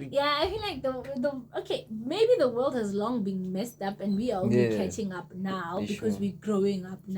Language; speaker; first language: English; non-native, local second language; Zulu